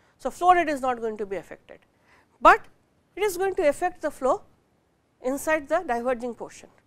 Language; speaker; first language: English; non-native, local second language; Bangla